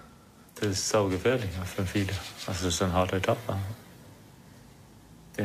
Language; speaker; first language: German; non-native, fluent; Danish